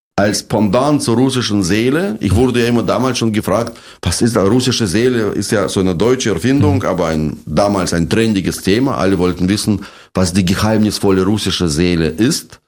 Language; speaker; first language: German; non-native, fluent; Russian